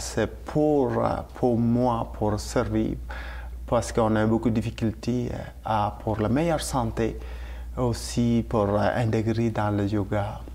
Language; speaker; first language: French; non-native, learner; Tamil